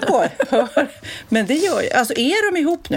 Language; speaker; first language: Swedish; native; Swedish